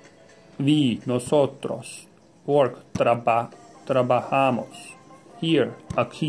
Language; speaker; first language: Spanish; non-native, learner; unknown